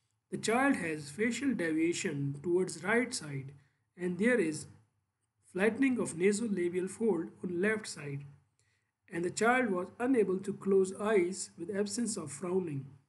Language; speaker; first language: English; non-native, local second language; Urdu